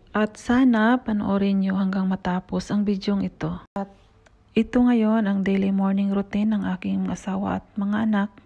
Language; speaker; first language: Filipino; non-native, local second language; Cebuano